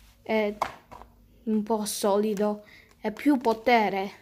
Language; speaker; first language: Italian; early bilingual, other home language; Romanian